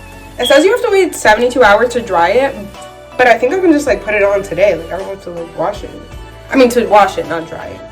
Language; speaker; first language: English; native; English